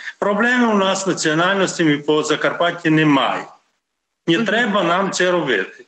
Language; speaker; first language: Ukrainian; non-native, local second language; Hungarian